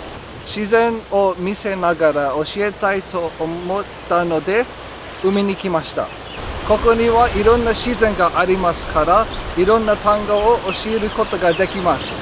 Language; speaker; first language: Japanese; non-native, fluent; English